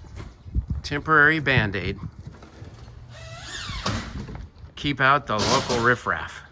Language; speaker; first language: English; native; English